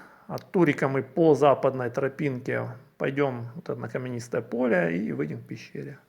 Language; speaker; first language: Russian; native; Russian